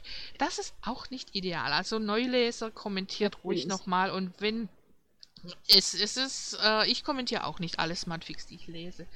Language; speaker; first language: German; native; German